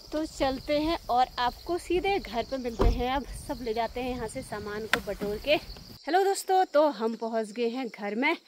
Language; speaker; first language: Hindi; native; Hindi